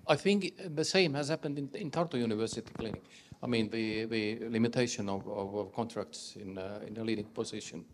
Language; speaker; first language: English; non-native, learner; Estonian